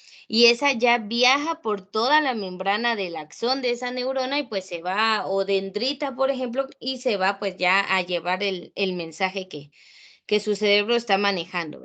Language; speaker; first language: Spanish; native; Spanish